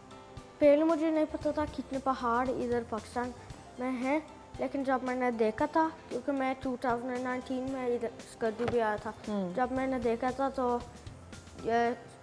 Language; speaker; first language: Hindi; early bilingual, heritage; Hindi